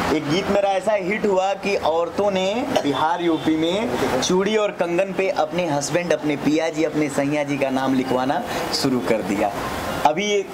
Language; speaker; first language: Hindi; native; Hindi